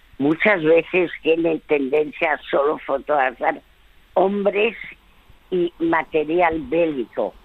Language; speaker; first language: Spanish; early bilingual, other home language; French